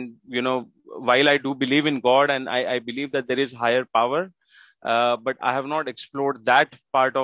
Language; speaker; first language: English; non-native, local second language; Marathi